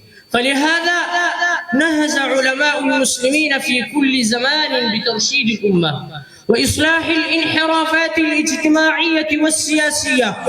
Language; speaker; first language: Arabic; non-native, learner; Urdu